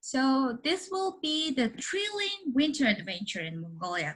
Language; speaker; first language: English; non-native, learner; Mongolian